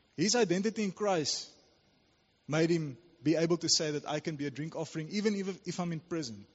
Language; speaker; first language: English; non-native, local second language; Afrikaans